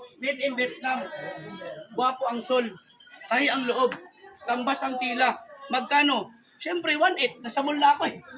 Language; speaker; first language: Filipino; native; Filipino